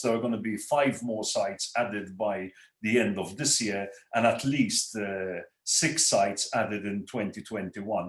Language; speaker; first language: English; non-native, local second language; Maltese